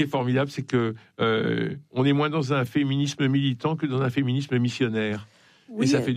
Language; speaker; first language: French; native; French